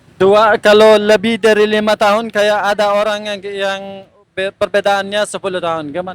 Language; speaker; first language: Indonesian; non-native, fluent; Persian